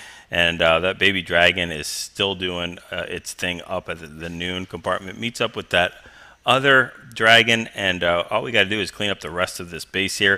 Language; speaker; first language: English; native; English